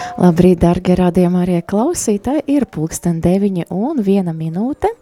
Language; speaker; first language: Latvian; non-native, local second language; Russian